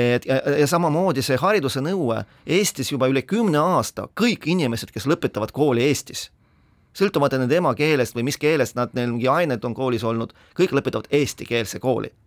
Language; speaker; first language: Estonian; non-native, local second language; Russian